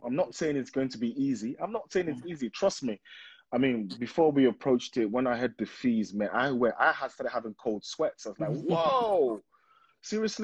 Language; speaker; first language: English; non-native, local second language; Yoruba